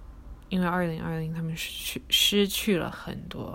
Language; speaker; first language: Chinese; early bilingual, heritage; Chinese